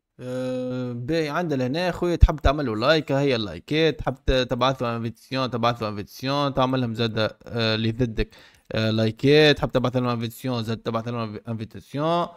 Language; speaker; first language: Arabic; native; Arabic